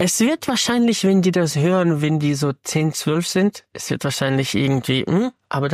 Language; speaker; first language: German; non-native, fluent; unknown